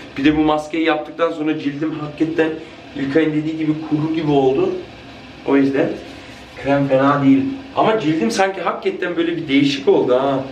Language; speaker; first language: Turkish; early bilingual, heritage; Turkish